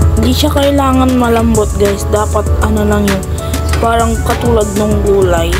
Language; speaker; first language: Filipino; non-native, local second language; Pampanga